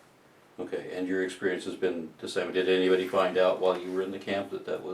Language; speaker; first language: English; native; English